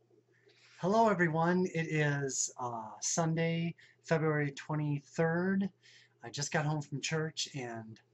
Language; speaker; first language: English; native; English